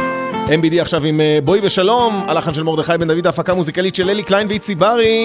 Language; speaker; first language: Hebrew; native; Hebrew